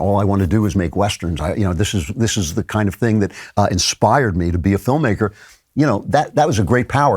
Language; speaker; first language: English; native; English